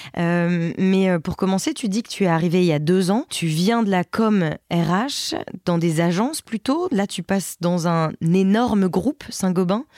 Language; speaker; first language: French; native; French